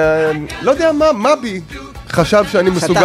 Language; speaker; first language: Hebrew; native; Hebrew